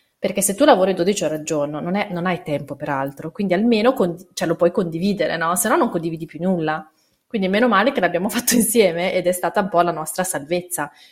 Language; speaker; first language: Italian; early bilingual, other home language; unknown